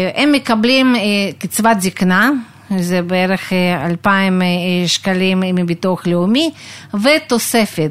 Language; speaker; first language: Hebrew; non-native, fluent; Russian